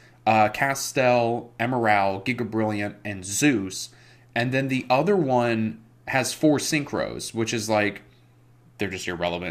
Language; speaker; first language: English; native; English